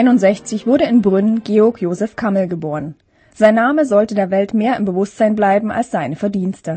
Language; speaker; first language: German; native; German